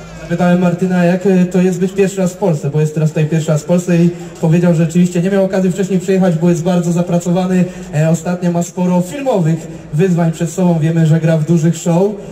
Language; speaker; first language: Polish; native; Polish